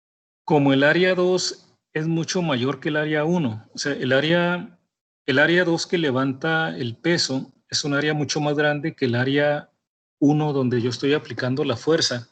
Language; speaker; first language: Spanish; native; Spanish